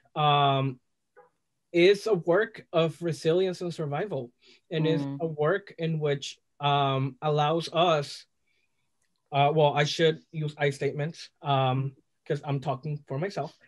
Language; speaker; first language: English; non-native, fluent; Spanish